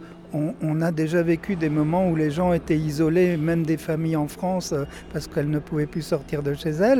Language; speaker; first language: French; native; French